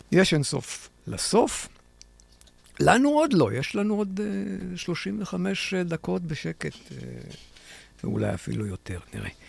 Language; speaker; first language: Hebrew; native; Hebrew